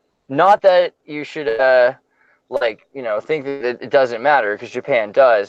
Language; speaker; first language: English; native; English